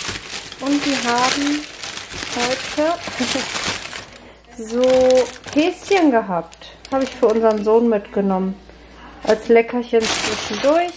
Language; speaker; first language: German; native; German